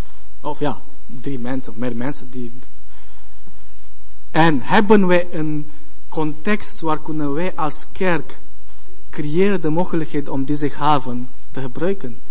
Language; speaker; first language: Dutch; non-native, learner; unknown